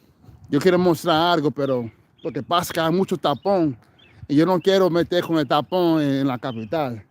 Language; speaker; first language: Spanish; non-native, fluent; English